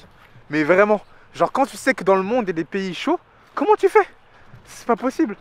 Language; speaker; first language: French; native; French